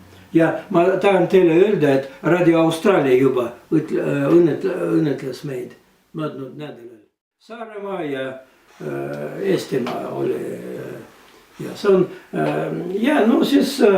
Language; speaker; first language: Estonian; non-native, learner; Russian